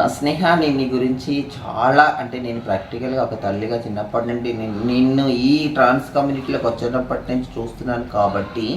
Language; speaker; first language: Telugu; native; Telugu